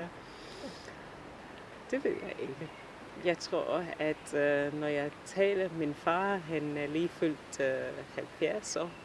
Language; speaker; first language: Danish; non-native, fluent; English